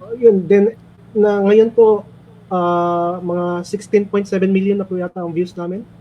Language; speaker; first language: Filipino; non-native, local second language; Cebuano